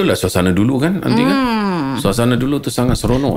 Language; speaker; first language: Malay; native; Malay